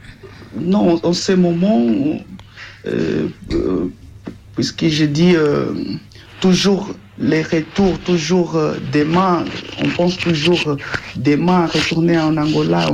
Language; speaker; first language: French; non-native, learner; Portuguese